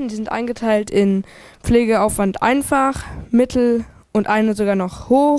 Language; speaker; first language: German; native; German